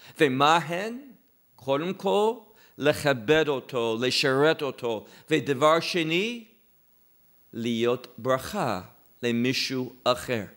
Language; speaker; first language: Hebrew; non-native, fluent; English